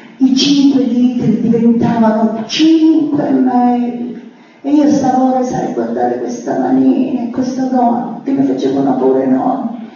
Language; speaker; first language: Italian; native; Italian